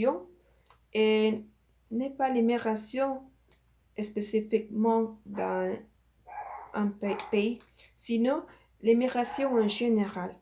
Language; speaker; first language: French; non-native, learner; Spanish